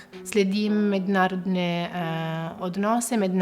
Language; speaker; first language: Slovenian; non-native, fluent; Russian